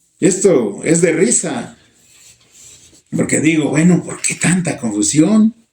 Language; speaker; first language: Spanish; native; Spanish